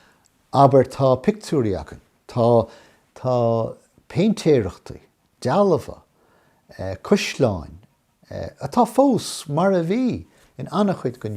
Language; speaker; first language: Irish; non-native, local second language; English